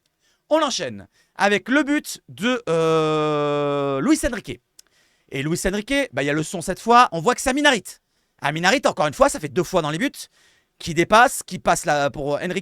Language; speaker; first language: French; native; French